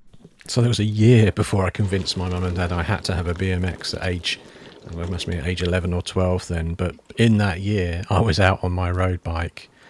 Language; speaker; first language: English; native; English